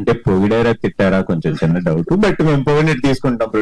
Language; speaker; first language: Telugu; native; Telugu